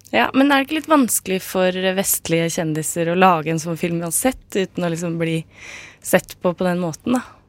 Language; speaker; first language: Norwegian; native; Norwegian